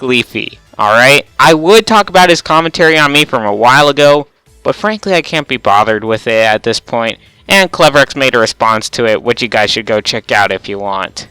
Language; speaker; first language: English; native; English